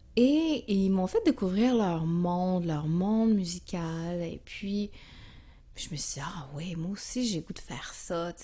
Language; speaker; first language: French; native; French